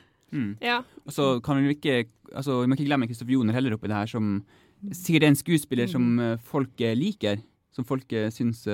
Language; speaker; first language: Norwegian; native; Norwegian